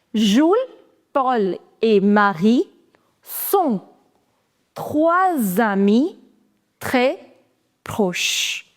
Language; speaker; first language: French; non-native, fluent; Hindi